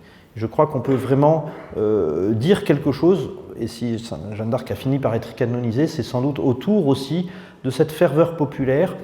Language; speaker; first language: French; native; French